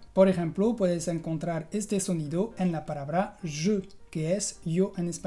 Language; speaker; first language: Spanish; non-native, fluent; French